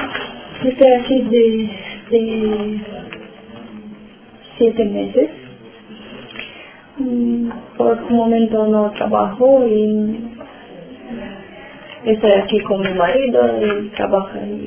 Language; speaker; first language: Spanish; non-native, learner; Romanian